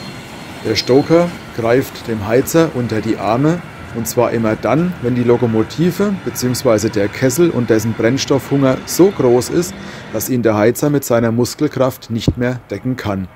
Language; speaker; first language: German; native; German